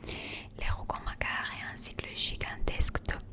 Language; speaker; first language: French; non-native, learner; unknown